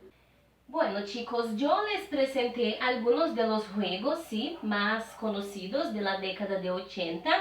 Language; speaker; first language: Spanish; non-native, fluent; Portuguese